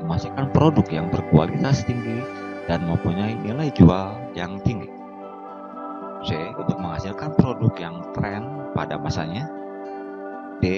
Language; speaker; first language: Indonesian; native; Indonesian